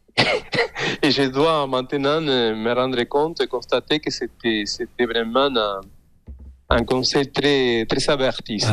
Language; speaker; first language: French; non-native, fluent; Spanish